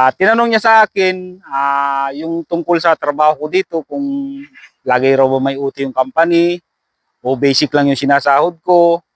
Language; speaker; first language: Filipino; native; Filipino